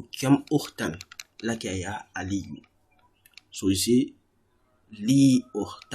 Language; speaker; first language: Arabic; non-native, fluent; English